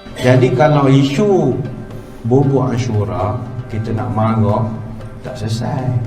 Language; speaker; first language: Malay; native; Malay